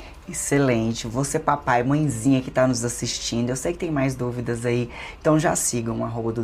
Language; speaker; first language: Portuguese; native; Portuguese